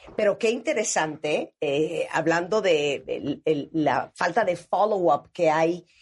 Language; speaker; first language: Spanish; native; Spanish